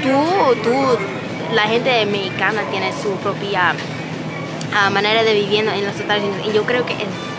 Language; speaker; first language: Spanish; non-native, learner; English